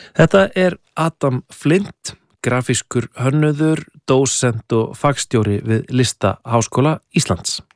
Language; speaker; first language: Icelandic; native; Icelandic